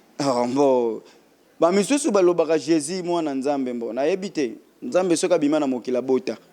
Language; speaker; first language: Lingala; non-native, local second language; Kongo